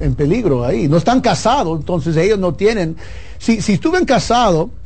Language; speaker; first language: Spanish; early bilingual, heritage; Spanish